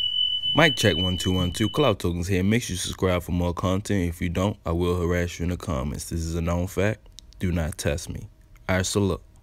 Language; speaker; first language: English; native; English